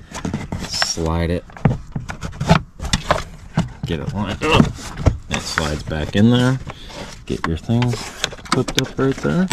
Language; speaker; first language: English; native; English